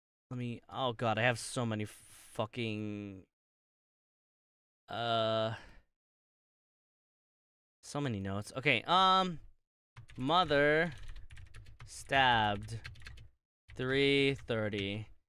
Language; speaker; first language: English; native; English